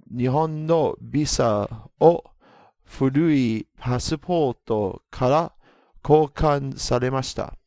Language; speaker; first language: Japanese; non-native, learner; English